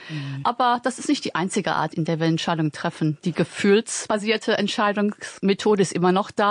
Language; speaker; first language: German; native; German